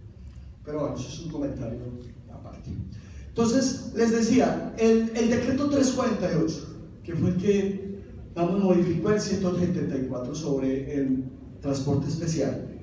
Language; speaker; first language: Spanish; native; Spanish